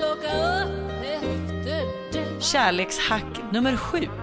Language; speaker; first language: Swedish; native; Swedish